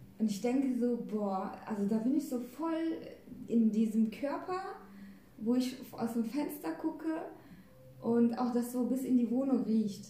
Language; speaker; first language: German; early bilingual, other home language; Turkish